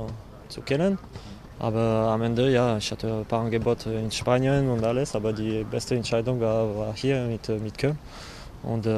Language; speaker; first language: German; non-native, learner; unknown